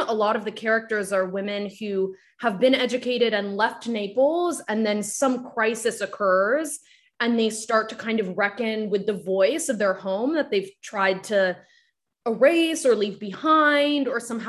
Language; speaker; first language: English; non-native, fluent; Japanese